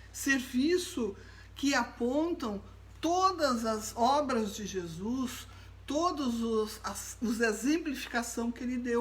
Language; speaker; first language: Portuguese; native; Portuguese